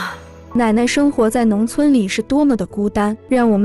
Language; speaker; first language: Chinese; native; Chinese